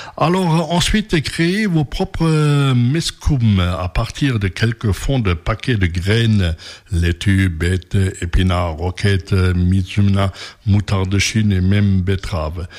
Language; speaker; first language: French; native; French